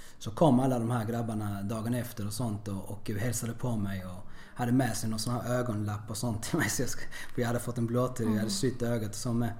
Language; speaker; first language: Swedish; early bilingual, other home language; Spanish